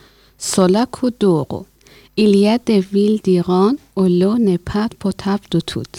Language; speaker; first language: French; non-native, learner; Persian